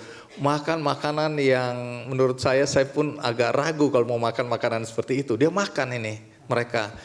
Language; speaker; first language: Indonesian; native; Indonesian